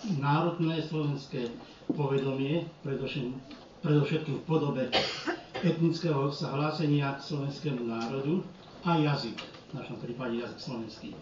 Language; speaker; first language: Slovak; early bilingual, heritage; Slovak